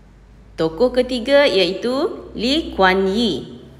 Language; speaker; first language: Malay; native; Malay